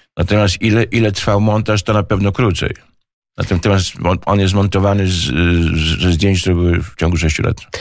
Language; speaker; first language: Polish; native; Polish